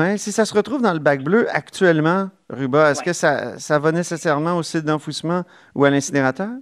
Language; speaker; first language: French; native; French